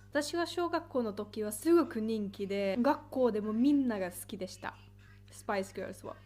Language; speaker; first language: Japanese; non-native, fluent; Finnish